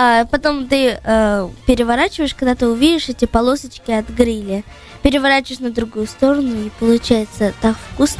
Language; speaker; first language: Russian; early bilingual, heritage; Russian